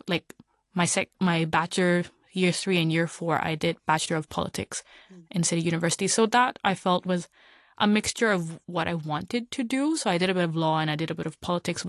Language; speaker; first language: English; non-native, local second language; Punjabi